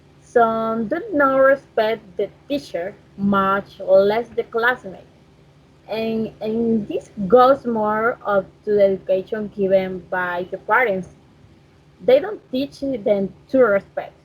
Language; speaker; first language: English; non-native, learner; Spanish